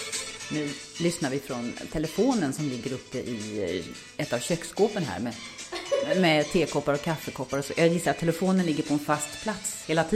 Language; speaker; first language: Swedish; native; Swedish